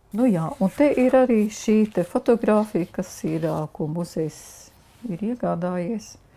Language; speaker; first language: Latvian; native; Latvian